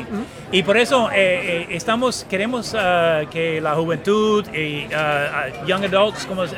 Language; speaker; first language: Spanish; non-native, fluent; English